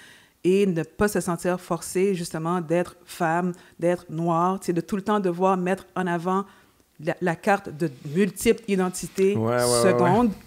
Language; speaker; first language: French; native; French